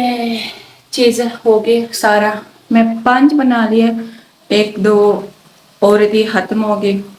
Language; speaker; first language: Hindi; non-native, learner; Chinese